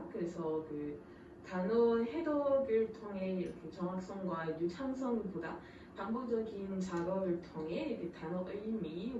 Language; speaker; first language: Korean; non-native, fluent; French